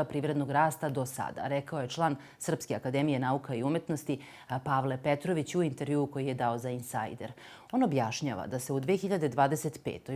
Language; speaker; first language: Serbian; native; Serbian